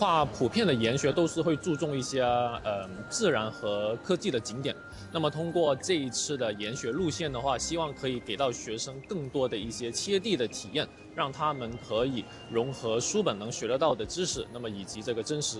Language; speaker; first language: Chinese; non-native, local second language; Cantonese